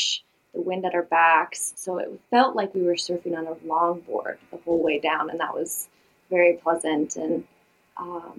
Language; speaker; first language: English; native; English